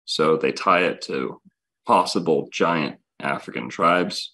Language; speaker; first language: English; native; English